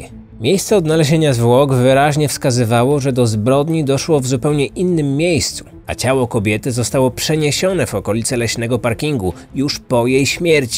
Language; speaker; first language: Polish; native; Polish